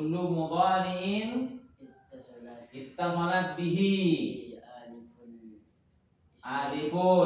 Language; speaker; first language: Arabic; non-native, fluent; Indonesian